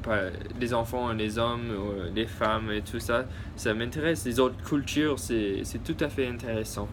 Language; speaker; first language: French; early bilingual, heritage; English